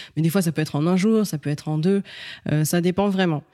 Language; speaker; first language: French; native; French